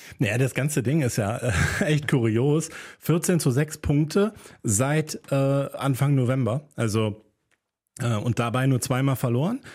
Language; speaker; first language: German; native; German